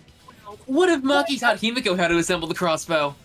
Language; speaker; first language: English; native; English